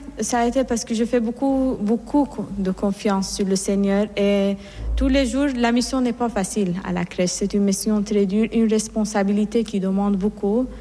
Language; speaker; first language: French; non-native, fluent; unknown